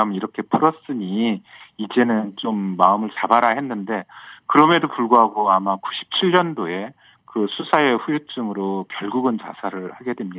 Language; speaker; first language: Korean; native; Korean